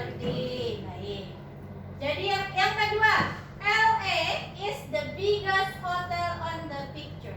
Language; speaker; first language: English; non-native, fluent; Indonesian